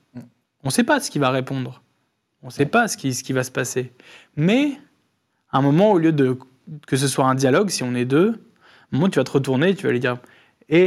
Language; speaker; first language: French; native; French